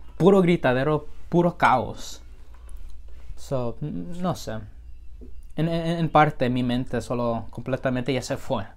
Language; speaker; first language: Spanish; early bilingual, heritage; Spanish